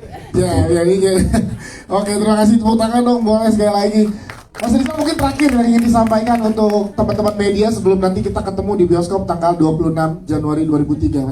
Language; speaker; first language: Indonesian; native; Indonesian